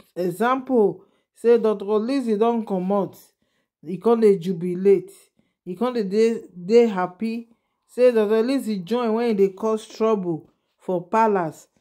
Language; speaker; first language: Nigerian Pidgin; native; Nigerian Pidgin